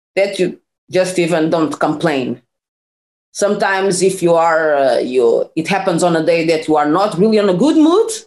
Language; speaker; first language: English; non-native, fluent; Portuguese